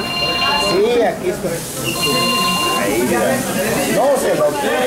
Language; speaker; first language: Spanish; native; Spanish